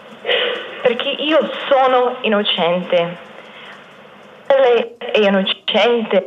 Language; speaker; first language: Italian; non-native, fluent; English